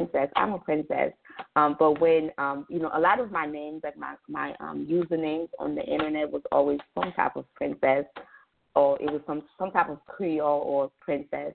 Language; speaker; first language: English; non-native, fluent; Haitian Creole